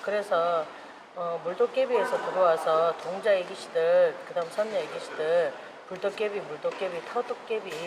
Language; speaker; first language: Korean; native; Korean